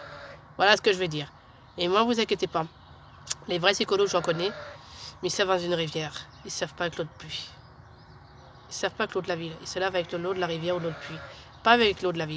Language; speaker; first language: French; native; French